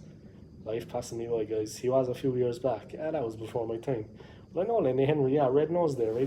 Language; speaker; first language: English; native; English